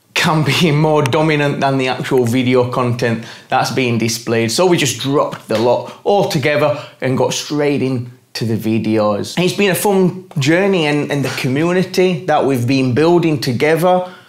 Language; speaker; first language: English; native; English